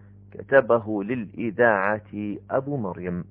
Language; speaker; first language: Arabic; native; Arabic